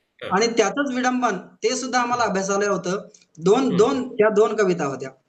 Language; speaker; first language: Marathi; non-native, local second language; Telugu